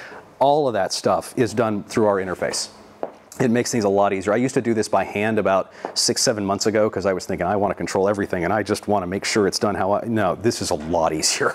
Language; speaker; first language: English; native; English